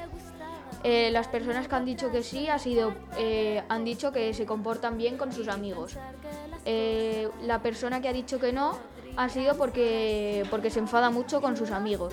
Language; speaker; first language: Spanish; native; Spanish